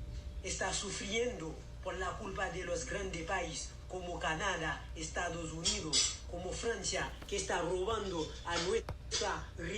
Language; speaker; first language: Spanish; non-native, learner; Haitian Creole